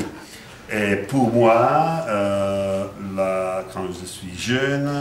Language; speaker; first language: French; non-native, fluent; Italian